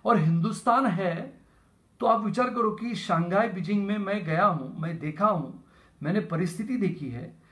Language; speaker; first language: Hindi; non-native, local second language; Marathi